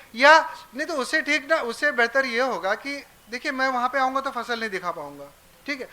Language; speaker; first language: Hindi; non-native, local second language; Marathi